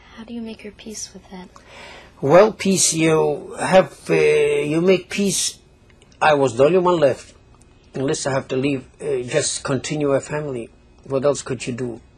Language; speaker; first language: English; non-native, fluent; Polish